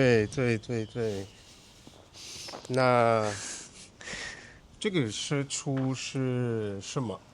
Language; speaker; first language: Chinese; non-native, learner; Portuguese